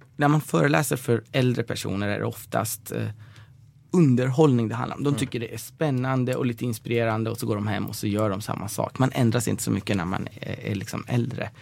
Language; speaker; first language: Swedish; early bilingual, other home language; Persian